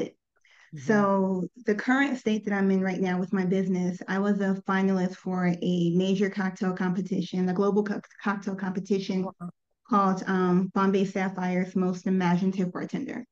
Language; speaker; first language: English; native; English